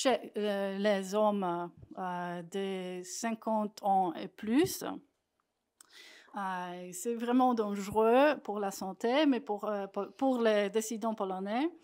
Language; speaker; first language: French; non-native, fluent; Polish